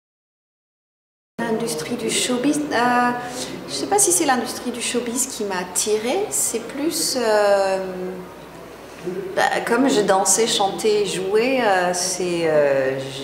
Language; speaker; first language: French; non-native, fluent; English